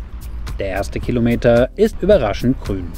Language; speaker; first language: German; native; German